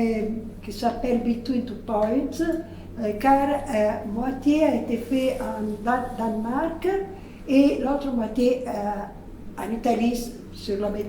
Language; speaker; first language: French; non-native, fluent; Italian